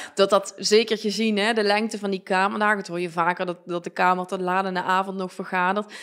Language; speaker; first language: Dutch; native; Dutch